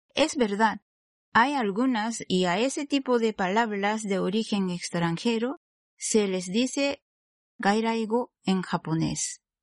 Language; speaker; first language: Spanish; non-native, fluent; Japanese